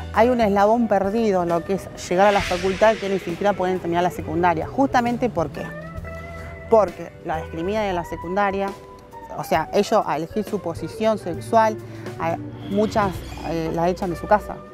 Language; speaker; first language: Spanish; native; Spanish